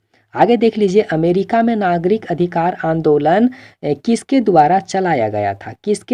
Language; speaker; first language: Hindi; native; Hindi